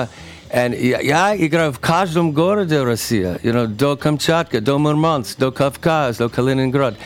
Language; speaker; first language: Russian; non-native, learner; English